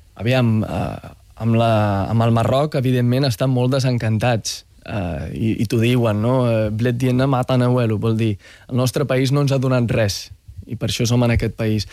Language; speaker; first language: Catalan; early bilingual, other home language; Arabic